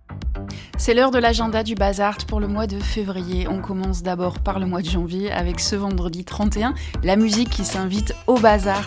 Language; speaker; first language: French; native; French